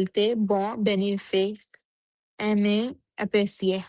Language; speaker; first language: French; non-native, learner; Punjabi